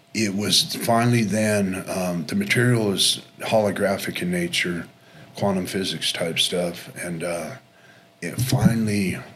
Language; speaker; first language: English; native; English